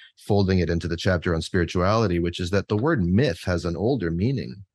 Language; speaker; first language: English; native; English